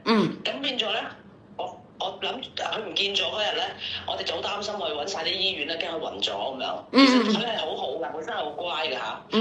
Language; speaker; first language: Cantonese; native; Cantonese